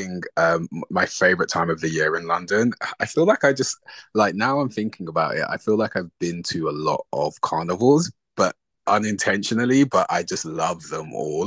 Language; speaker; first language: English; native; English